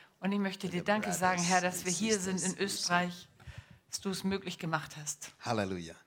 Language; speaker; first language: German; non-native, learner; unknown